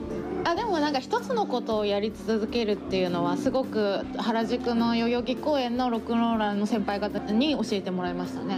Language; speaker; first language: Japanese; native; Japanese